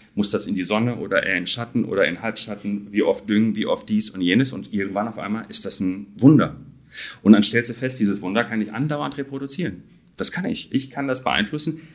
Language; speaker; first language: German; native; German